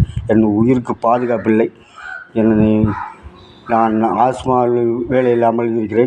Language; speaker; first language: Tamil; native; Tamil